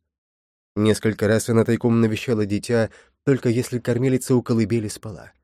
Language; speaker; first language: Russian; native; Russian